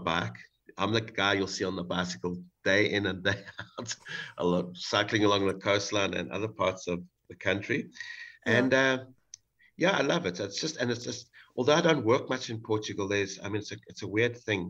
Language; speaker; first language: English; native; English